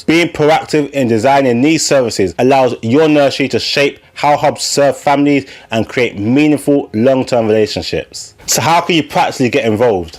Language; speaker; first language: English; native; English